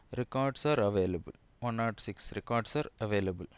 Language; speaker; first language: English; non-native, local second language; Telugu